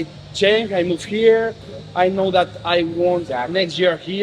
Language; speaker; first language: English; non-native, learner; Spanish